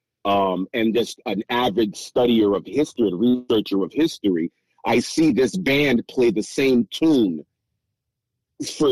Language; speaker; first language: English; native; English